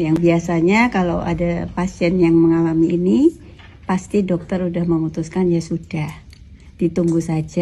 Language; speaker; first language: Indonesian; native; Indonesian